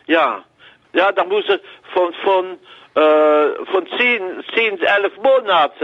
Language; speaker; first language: German; non-native, learner; French